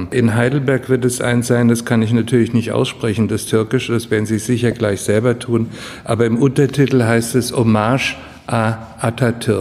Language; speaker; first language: German; native; German